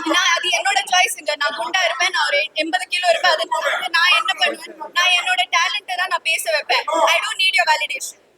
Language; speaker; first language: Tamil; non-native, local second language; Malayalam